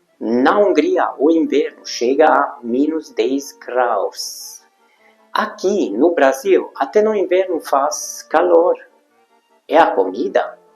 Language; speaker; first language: Portuguese; non-native, fluent; Hungarian